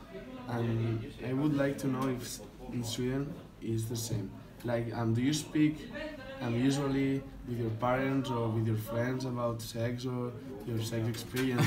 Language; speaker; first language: English; non-native, learner; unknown